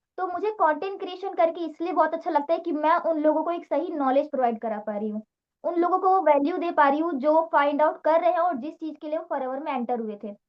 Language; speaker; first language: Hindi; native; Hindi